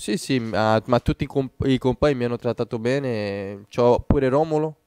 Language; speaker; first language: Italian; non-native, fluent; Portuguese